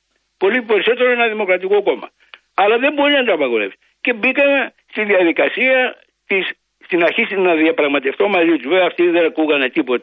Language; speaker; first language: Greek; native; Greek